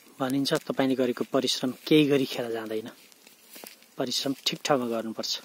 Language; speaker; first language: Nepali; native; Nepali